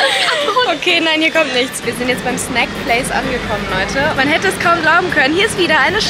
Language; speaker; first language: German; native; German